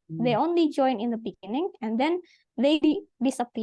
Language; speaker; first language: English; non-native, learner; Indonesian